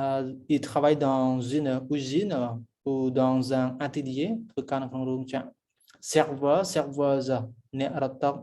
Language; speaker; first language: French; non-native, fluent; Khmer